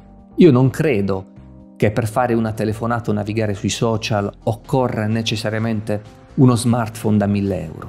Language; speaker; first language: Italian; native; Italian